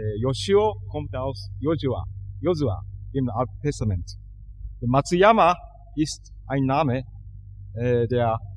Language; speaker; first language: German; non-native, learner; Japanese